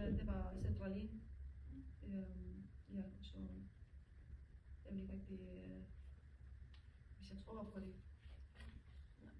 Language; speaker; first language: Danish; non-native, learner; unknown